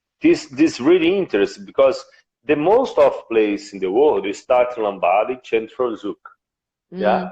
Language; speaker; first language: English; non-native, learner; Portuguese